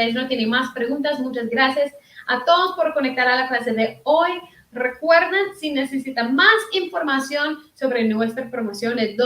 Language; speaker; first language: Spanish; early bilingual, heritage; Spanish